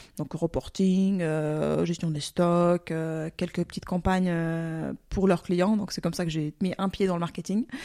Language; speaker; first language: French; early bilingual, other home language; Russian